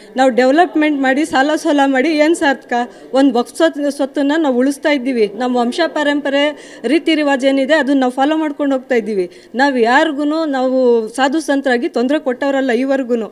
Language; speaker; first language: Kannada; non-native, local second language; Urdu